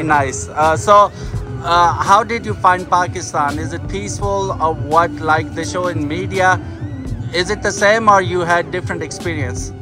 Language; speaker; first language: English; non-native, fluent; Urdu